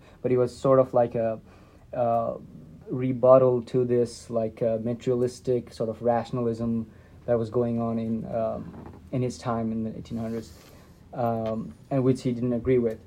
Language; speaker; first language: English; non-native, local second language; Nepali